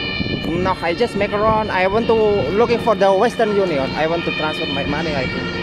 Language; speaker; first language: English; non-native, learner; Indonesian